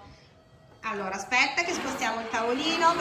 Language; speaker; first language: Italian; native; Italian